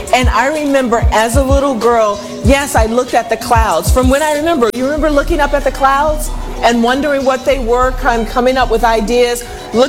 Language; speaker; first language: English; native; English